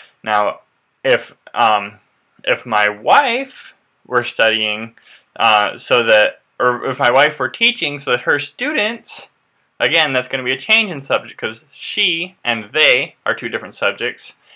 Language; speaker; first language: English; native; English